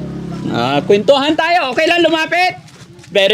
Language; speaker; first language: Filipino; native; Filipino